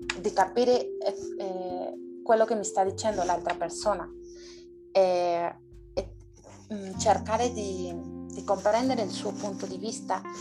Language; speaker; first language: Italian; non-native, learner; Spanish